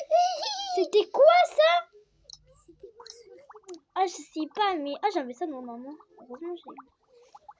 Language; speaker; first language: French; native; French